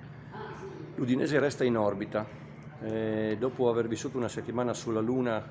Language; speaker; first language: Italian; native; Italian